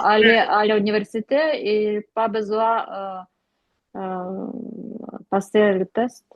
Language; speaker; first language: French; non-native, learner; Ukrainian